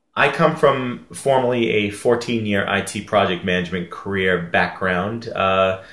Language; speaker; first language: English; native; English